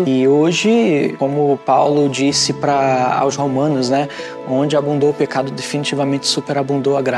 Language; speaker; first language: Portuguese; native; Portuguese